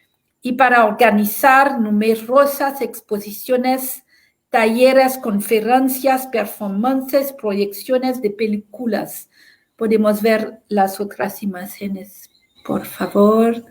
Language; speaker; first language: Spanish; non-native, fluent; French